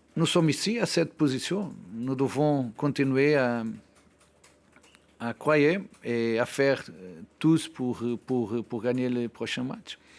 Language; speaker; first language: French; non-native, learner; Portuguese